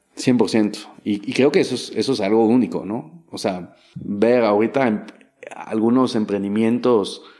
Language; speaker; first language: Spanish; non-native, fluent; French